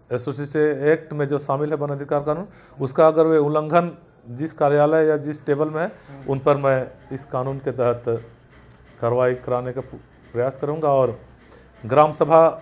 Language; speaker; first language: Hindi; native; Hindi